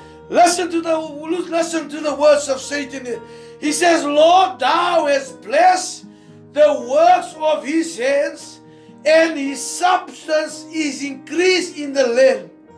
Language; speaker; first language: English; non-native, local second language; Afrikaans